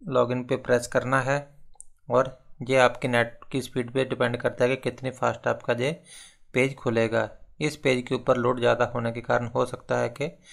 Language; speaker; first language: Hindi; non-native, local second language; Punjabi